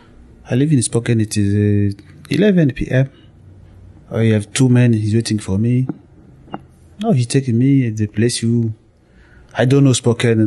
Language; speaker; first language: English; non-native, learner; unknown